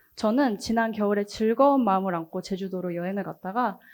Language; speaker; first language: Korean; native; Korean